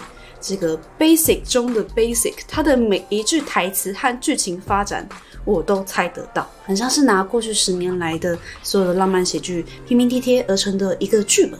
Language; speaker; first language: Chinese; native; Chinese